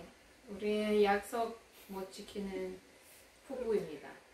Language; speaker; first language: Korean; non-native, learner; Russian